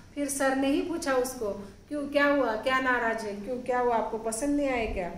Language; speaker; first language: Hindi; non-native, local second language; Marathi